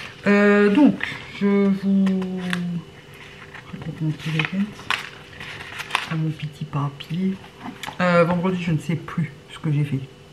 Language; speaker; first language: French; native; French